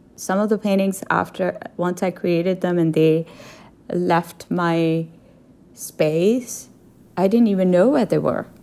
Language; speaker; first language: English; non-native, local second language; Urdu